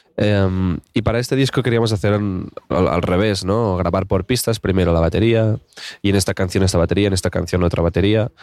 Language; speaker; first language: Spanish; native; Spanish